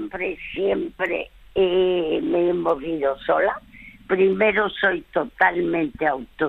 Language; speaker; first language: Spanish; early bilingual, other home language; French